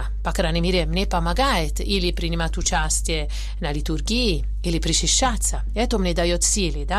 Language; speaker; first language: Russian; non-native, fluent; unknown